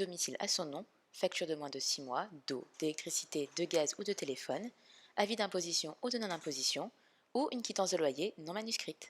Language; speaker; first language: French; native; French